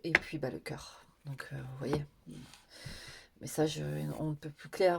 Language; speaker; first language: French; native; French